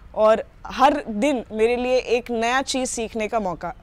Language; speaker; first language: Hindi; native; Hindi